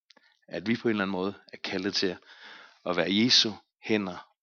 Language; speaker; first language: Danish; native; Danish